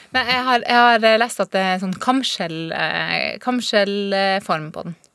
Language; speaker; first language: Norwegian; native; Norwegian